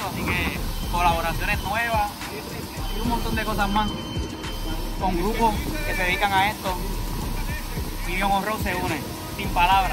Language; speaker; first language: Spanish; native; Spanish